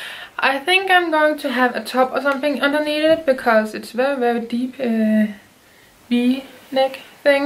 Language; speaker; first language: English; non-native, fluent; Danish